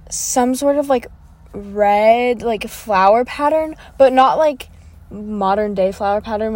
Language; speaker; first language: English; native; English